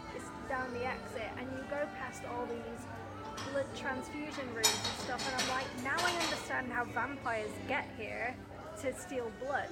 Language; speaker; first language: English; native; English